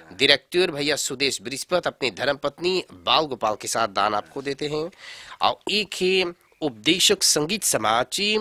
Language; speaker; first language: Hindi; early bilingual, heritage; Hindi